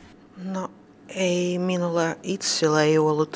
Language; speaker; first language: Finnish; non-native, learner; Russian